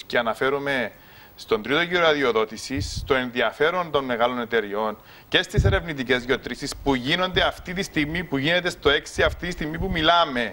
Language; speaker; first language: Greek; native; Greek